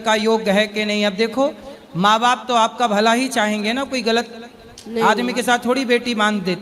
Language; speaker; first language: Hindi; native; Hindi